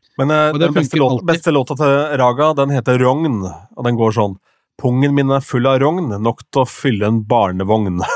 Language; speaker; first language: Norwegian; native; Norwegian